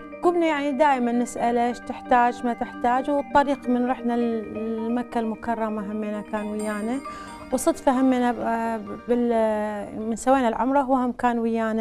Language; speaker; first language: Arabic; native; Arabic